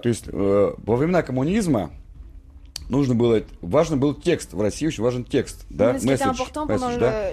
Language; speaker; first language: Russian; native; Russian